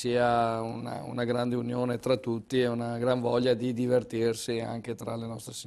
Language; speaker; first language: Italian; native; Italian